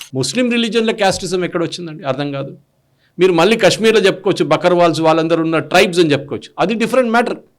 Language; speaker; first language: Telugu; native; Telugu